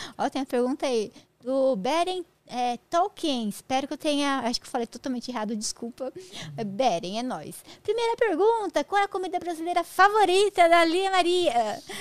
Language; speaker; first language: Portuguese; native; Portuguese